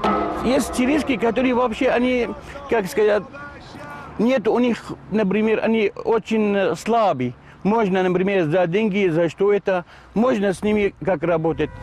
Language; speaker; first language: Russian; non-native, learner; Arabic